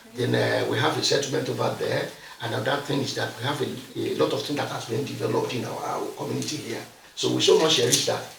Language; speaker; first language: English; non-native, local second language; Yoruba